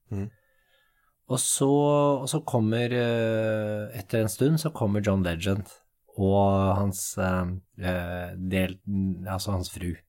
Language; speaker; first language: Norwegian; native; Norwegian